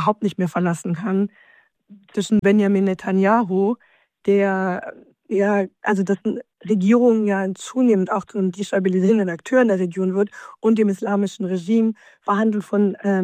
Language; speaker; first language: German; native; German